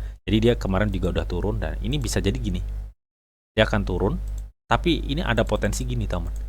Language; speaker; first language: Indonesian; native; Indonesian